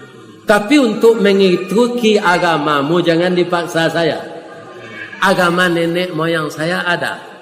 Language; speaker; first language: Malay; non-native, local second language; Minangkabau